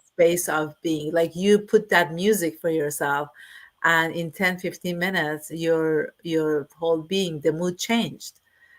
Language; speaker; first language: English; non-native, fluent; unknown